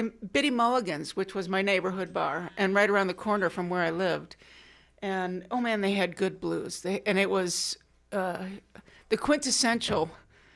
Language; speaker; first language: English; native; English